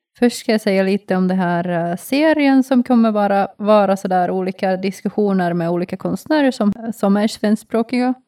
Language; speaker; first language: Swedish; non-native, local second language; Finnish